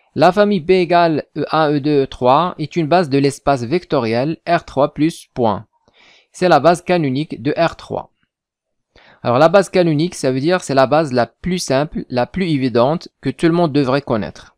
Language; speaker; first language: French; non-native, local second language; Arabic